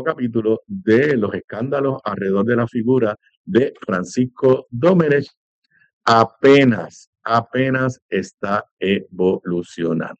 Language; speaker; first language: Spanish; native; Spanish